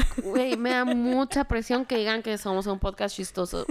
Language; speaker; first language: Spanish; early bilingual, heritage; Spanish